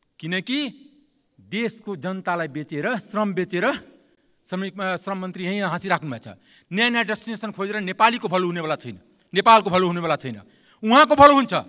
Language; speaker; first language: Nepali; non-native, local second language; Maithili